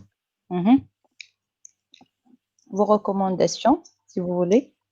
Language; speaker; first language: French; non-native, local second language; Arabic